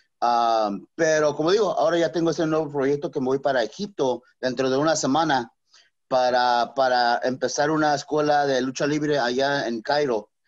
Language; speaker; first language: Spanish; native; Spanish